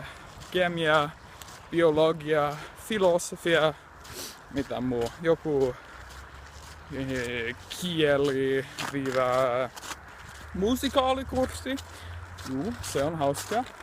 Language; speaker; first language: Finnish; non-native, learner; English